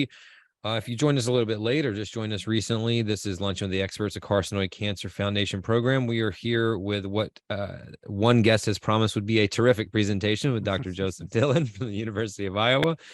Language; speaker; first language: English; native; English